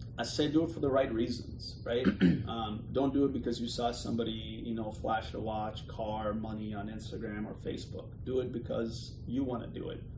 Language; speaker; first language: English; early bilingual, other home language; Bosnian